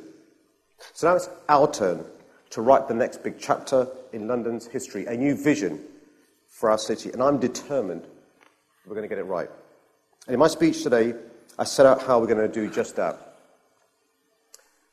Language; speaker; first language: English; native; English